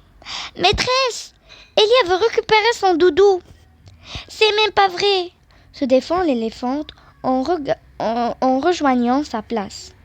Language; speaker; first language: French; non-native, local second language; Arabic